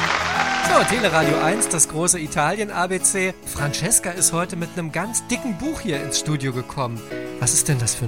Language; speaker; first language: German; native; German